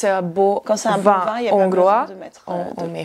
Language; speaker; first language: French; non-native, learner; Hungarian